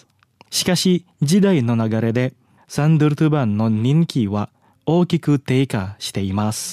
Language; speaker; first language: Japanese; non-native, fluent; Indonesian